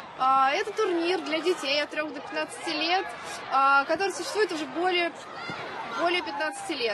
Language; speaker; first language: Russian; native; Russian